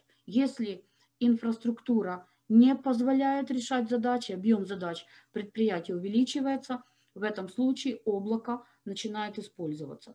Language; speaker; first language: Russian; native; Russian